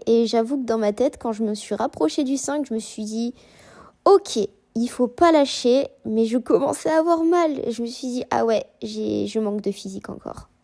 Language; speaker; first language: French; native; French